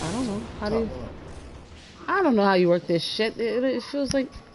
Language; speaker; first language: English; native; English